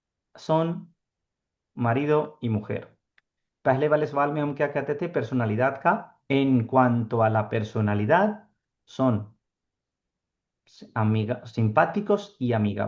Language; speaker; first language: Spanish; non-native, fluent; Urdu